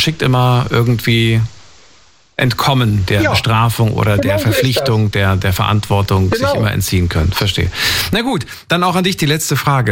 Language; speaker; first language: German; native; German